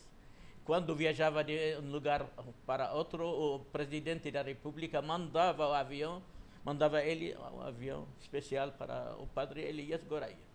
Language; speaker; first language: Portuguese; non-native, fluent; Arabic